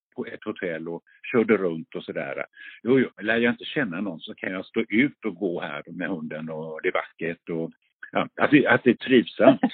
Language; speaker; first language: Swedish; early bilingual, other home language; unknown